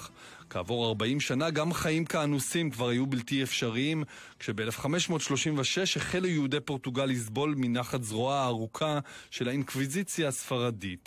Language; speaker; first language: Hebrew; native; Hebrew